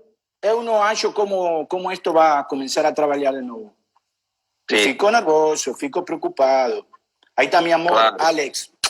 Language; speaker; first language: Portuguese; non-native, learner; Spanish